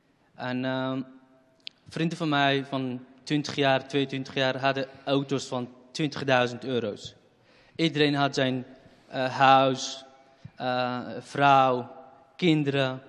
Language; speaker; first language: Dutch; non-native, fluent; Kurdish